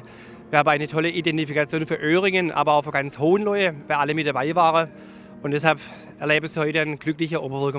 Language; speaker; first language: German; native; German